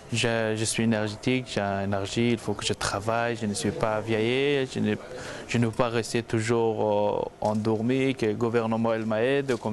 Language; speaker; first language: French; non-native, learner; Persian